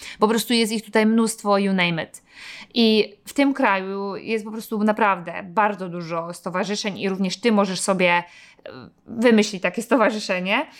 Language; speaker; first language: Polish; native; Polish